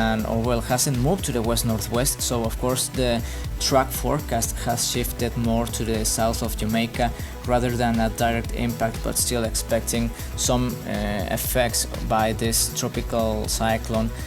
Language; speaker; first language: English; non-native, fluent; Spanish